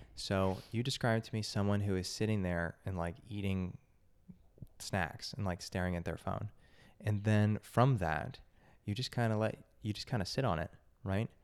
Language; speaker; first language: English; native; English